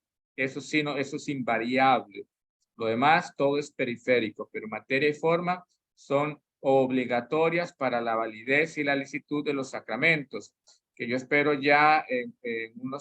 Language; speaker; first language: Spanish; native; Spanish